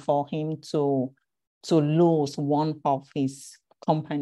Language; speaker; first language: English; non-native, fluent; French